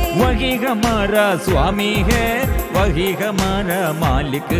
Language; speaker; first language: Hindi; non-native, local second language; Malayalam